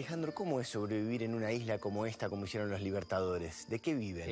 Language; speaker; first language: Spanish; native; Spanish